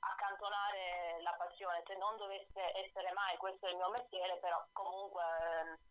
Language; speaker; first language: Italian; native; Italian